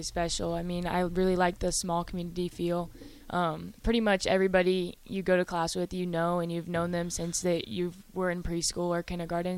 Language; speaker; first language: English; native; English